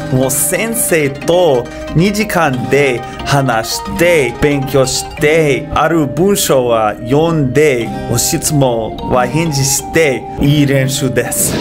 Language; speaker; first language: Japanese; non-native, learner; English